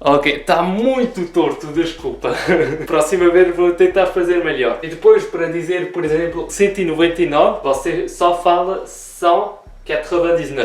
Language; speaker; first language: Portuguese; early bilingual, heritage; Portuguese